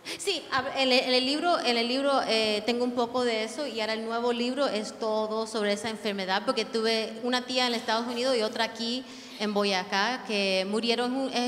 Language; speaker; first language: Spanish; early bilingual, heritage; Spanish